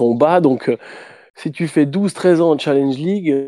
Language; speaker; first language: French; native; French